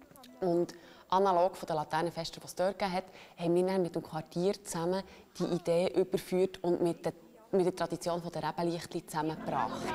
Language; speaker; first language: German; native; German